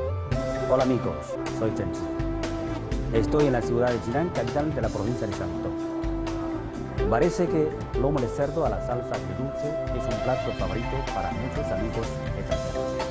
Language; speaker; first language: Spanish; non-native, fluent; Chinese